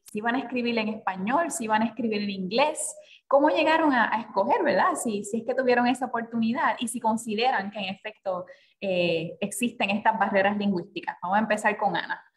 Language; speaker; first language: Spanish; native; Spanish